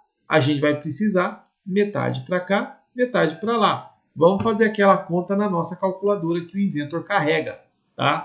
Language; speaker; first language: Portuguese; native; Portuguese